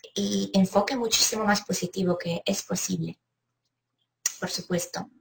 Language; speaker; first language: Spanish; non-native, fluent; Ukrainian